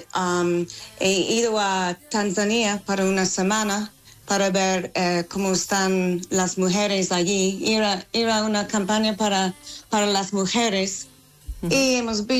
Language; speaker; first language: Spanish; non-native, fluent; English